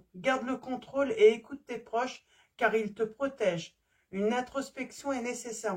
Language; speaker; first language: French; native; French